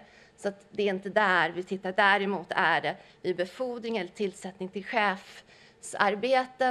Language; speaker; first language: Swedish; native; Swedish